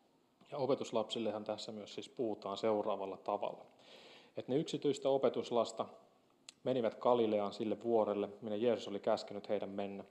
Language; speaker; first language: Finnish; native; Finnish